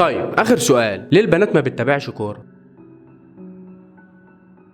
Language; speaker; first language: Arabic; native; Arabic